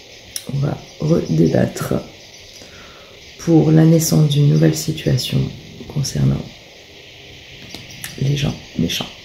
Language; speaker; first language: French; native; French